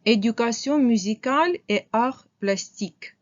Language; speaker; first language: French; non-native, fluent; Russian